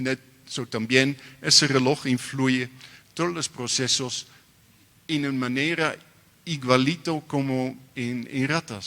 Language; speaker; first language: Spanish; non-native, learner; Dutch